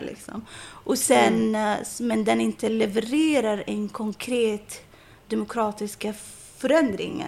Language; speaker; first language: Swedish; non-native, fluent; Arabic